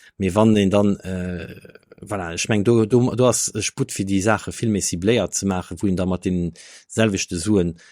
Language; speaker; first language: Luxembourgish; native; Luxembourgish